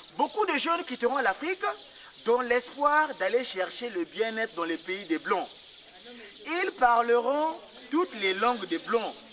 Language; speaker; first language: French; non-native, local second language; Kongo